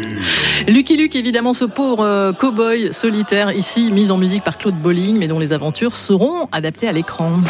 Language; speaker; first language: French; native; French